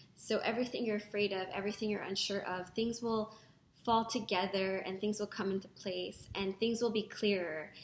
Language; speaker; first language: English; non-native, local second language; Filipino